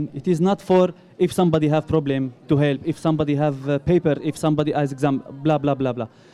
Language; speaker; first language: English; non-native, learner; Arabic